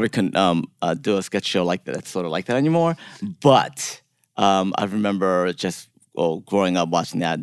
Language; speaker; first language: English; early bilingual, other home language; Korean